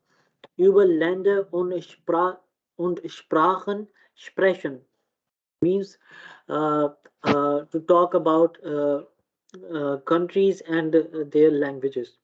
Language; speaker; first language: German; non-native, fluent; Urdu